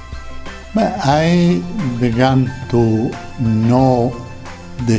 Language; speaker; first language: English; non-native, learner; Italian